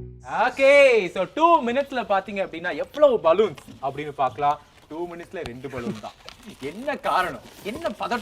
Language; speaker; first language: Tamil; native; Tamil